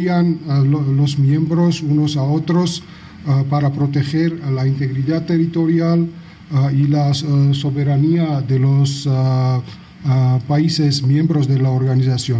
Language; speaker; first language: Spanish; non-native, fluent; Georgian